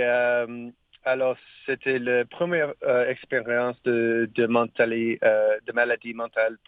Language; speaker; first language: French; non-native, learner; English